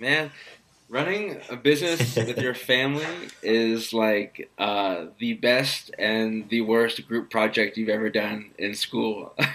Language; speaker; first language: English; native; English